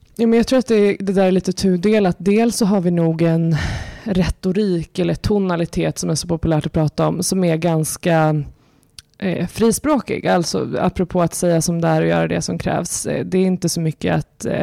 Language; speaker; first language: Swedish; native; Swedish